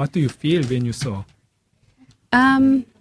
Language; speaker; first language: English; non-native, learner; Korean